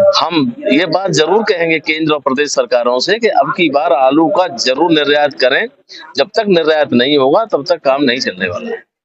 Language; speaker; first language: Hindi; native; Hindi